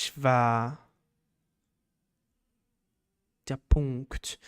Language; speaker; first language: German; non-native, learner; Spanish